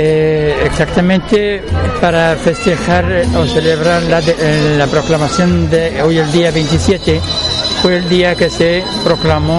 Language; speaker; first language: Spanish; non-native, local second language; Arabic